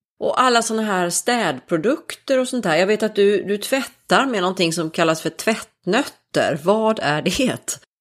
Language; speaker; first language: Swedish; native; Swedish